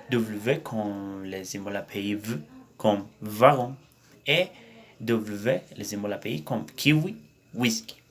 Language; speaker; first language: French; non-native, learner; Spanish